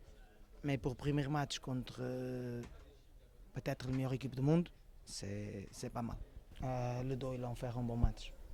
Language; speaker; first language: French; non-native, learner; Portuguese